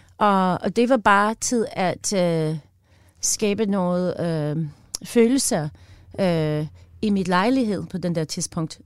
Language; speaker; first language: Danish; non-native, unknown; English